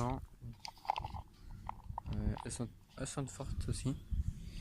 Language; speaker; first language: French; native; French